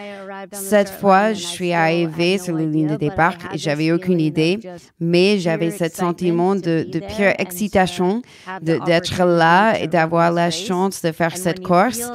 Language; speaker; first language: French; non-native, learner; English